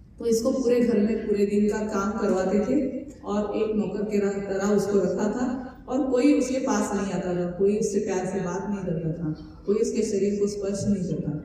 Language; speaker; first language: Hindi; non-native, local second language; Marathi